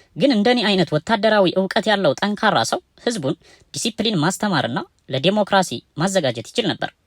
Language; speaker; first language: Amharic; native; Amharic